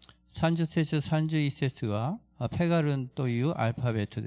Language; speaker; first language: Japanese; non-native, fluent; Korean